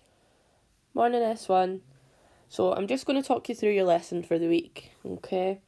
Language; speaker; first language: English; native; English